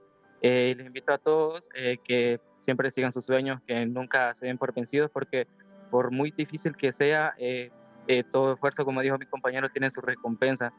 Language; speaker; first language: Spanish; native; Spanish